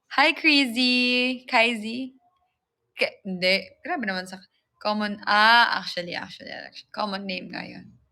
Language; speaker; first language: Filipino; non-native, local second language; Waray